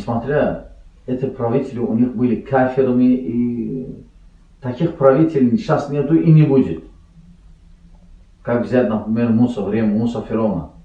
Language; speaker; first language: Russian; non-native, learner; Azerbaijani